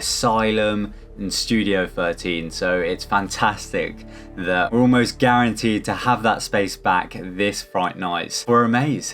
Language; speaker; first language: English; native; English